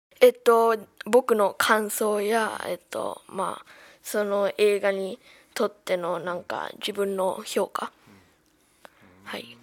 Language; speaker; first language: Japanese; early bilingual, heritage; Japanese